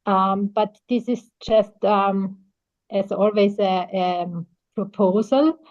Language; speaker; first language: English; non-native, fluent; German